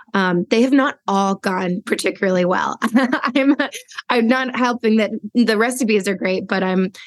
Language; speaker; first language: English; native; English